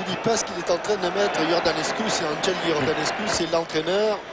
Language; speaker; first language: French; native; French